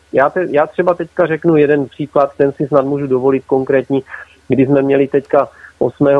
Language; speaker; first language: Czech; native; Czech